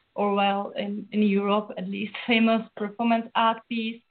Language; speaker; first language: English; non-native, fluent; Czech